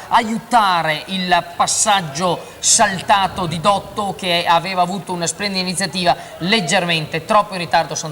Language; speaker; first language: Italian; native; Italian